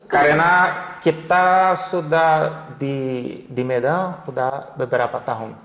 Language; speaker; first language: Indonesian; non-native, learner; Portuguese